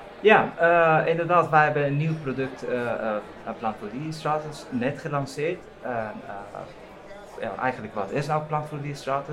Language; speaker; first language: Dutch; non-native, fluent; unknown